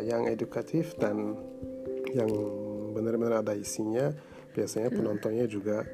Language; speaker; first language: Indonesian; non-native, fluent; Turkish